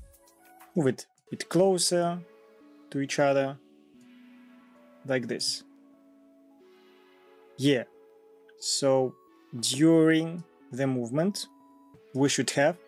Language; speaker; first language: English; non-native, fluent; Russian